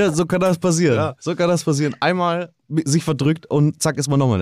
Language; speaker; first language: German; native; German